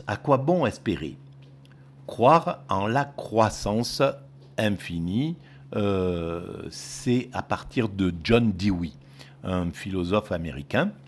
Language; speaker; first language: French; native; French